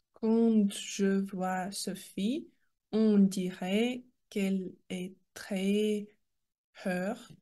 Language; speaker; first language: French; non-native, learner; Russian